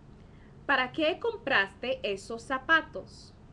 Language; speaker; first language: Spanish; non-native, fluent; English